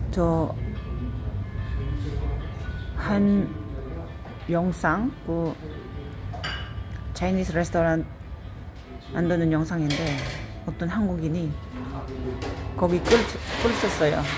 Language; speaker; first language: Korean; non-native, learner; Filipino